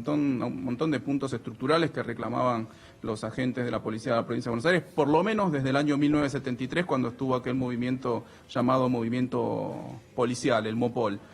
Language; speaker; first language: Spanish; native; Spanish